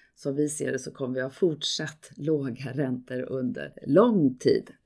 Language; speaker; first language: Swedish; native; Swedish